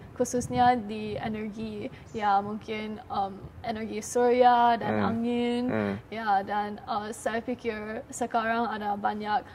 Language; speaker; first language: Indonesian; non-native, learner; Chinese